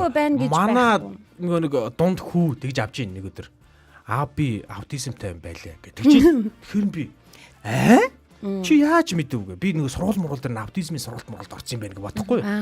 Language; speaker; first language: Mongolian; native; Mongolian